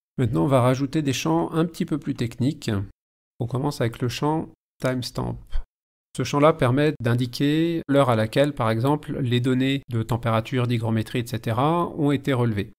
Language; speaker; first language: French; native; French